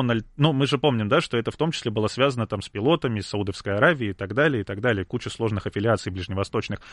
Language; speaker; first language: Russian; native; Russian